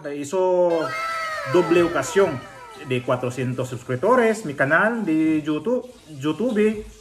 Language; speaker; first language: Spanish; non-native, learner; Filipino